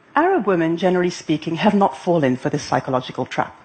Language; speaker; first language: English; non-native, fluent; Arabic